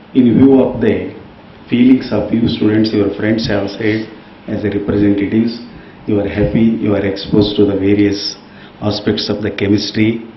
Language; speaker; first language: English; non-native, local second language; Kannada